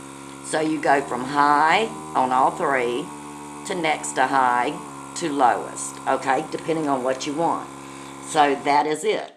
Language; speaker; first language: English; native; English